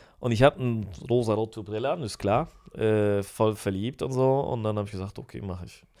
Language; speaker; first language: German; native; German